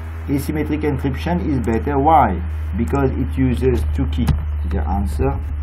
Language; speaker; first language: English; non-native, local second language; Morisyen